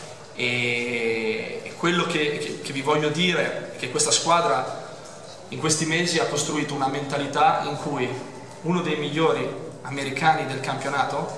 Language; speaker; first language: Italian; native; Italian